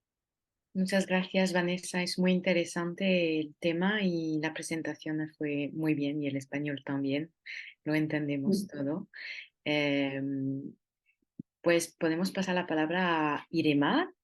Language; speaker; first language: Spanish; non-native, fluent; French